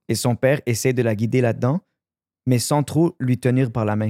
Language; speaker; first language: French; native; French